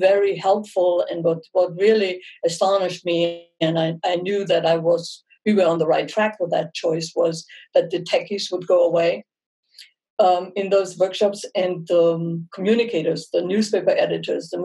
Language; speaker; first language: English; non-native, fluent; German